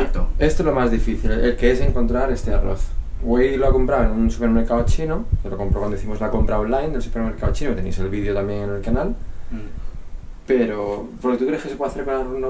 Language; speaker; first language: Spanish; native; Spanish